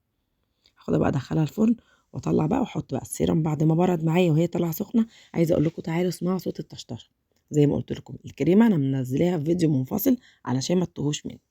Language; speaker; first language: Arabic; native; Arabic